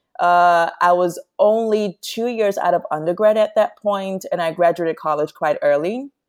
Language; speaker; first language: English; non-native, local second language; Yoruba